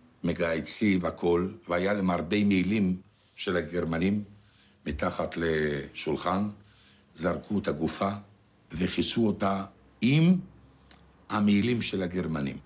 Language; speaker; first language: Hebrew; non-native, fluent; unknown